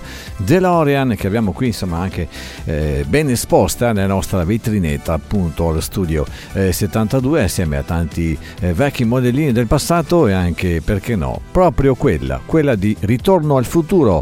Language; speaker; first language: Italian; native; Italian